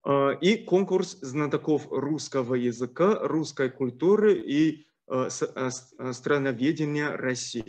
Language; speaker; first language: Russian; non-native, fluent; Chinese